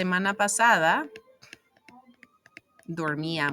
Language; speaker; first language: Spanish; non-native, fluent; English